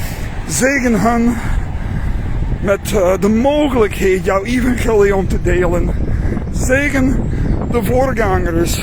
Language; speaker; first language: Dutch; non-native, fluent; English